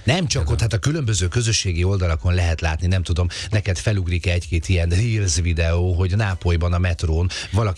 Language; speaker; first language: Hungarian; native; Hungarian